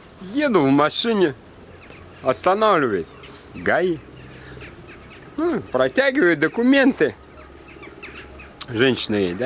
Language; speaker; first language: Russian; native; Russian